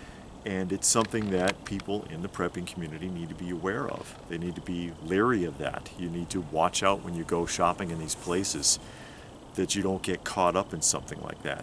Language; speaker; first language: English; native; English